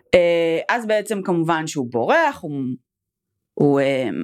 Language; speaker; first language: Hebrew; native; Hebrew